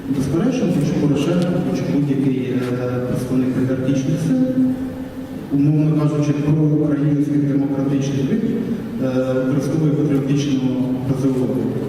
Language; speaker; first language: Ukrainian; native; Ukrainian